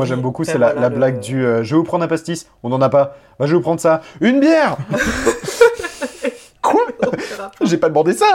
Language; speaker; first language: French; native; French